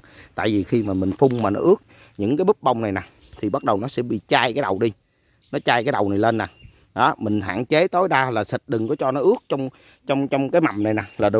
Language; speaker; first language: Vietnamese; native; Vietnamese